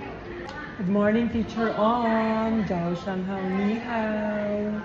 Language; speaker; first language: English; non-native, local second language; Filipino